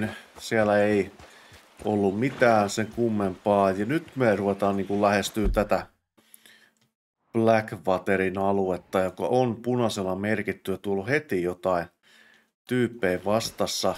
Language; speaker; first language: Finnish; native; Finnish